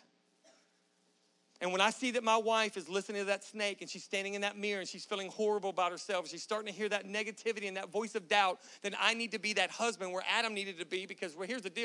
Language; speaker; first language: English; native; English